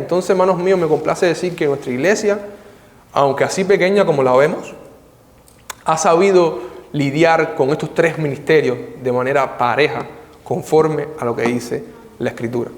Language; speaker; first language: Spanish; native; Spanish